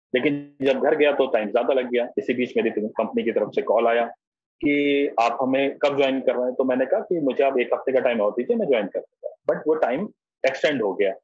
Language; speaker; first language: Hindi; native; Hindi